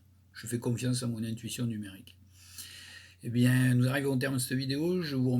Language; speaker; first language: French; native; French